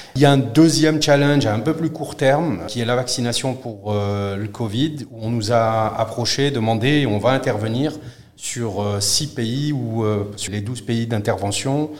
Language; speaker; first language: French; native; French